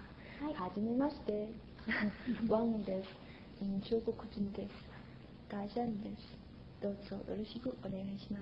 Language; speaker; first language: Japanese; non-native, learner; Chinese